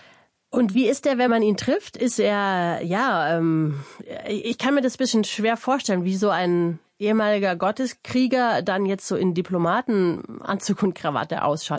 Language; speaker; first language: German; native; German